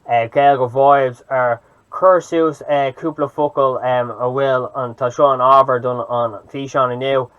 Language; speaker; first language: Irish; non-native, local second language; English